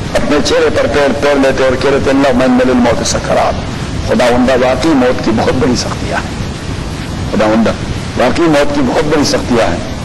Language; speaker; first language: Urdu; non-native, local second language; Pashto